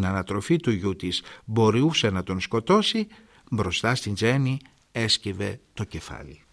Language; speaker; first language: Greek; native; Greek